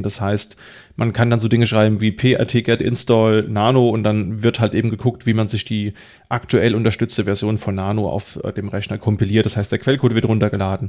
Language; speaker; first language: German; native; German